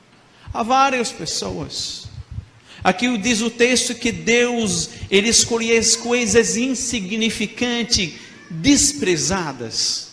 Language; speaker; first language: Portuguese; non-native, fluent; Arabic